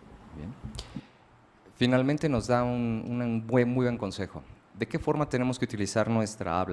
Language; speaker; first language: Spanish; native; Spanish